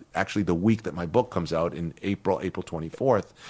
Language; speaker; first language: English; native; English